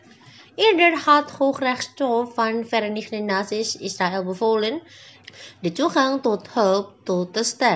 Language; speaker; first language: Dutch; non-native, fluent; Indonesian